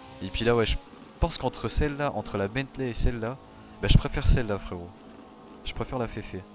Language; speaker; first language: French; native; French